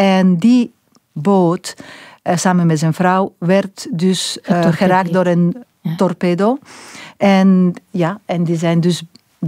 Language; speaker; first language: Dutch; non-native, fluent; Spanish